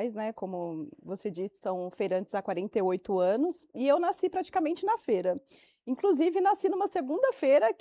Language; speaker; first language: Portuguese; native; Portuguese